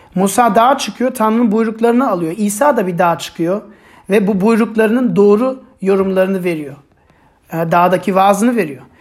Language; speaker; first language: Turkish; non-native, fluent; German